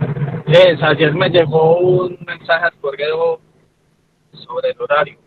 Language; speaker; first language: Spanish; native; Spanish